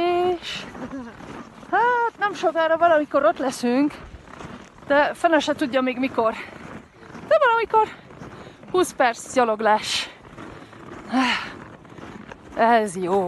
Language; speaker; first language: Hungarian; early bilingual, heritage; Hungarian